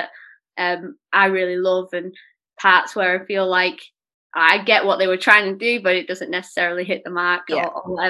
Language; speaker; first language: English; native; English